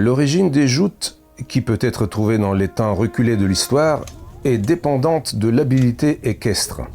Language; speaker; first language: French; native; French